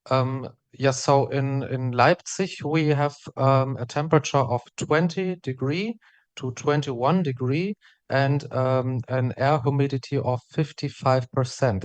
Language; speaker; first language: English; non-native, fluent; German